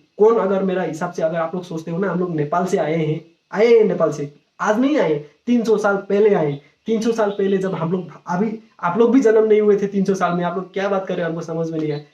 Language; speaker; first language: Hindi; non-native, local second language; Nepali